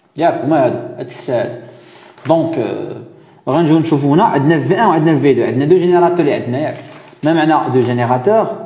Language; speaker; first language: French; non-native, local second language; Arabic